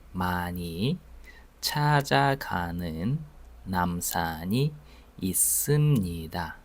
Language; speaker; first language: Korean; non-native, fluent; Russian